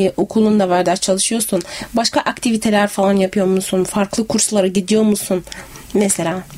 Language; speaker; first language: Turkish; native; Turkish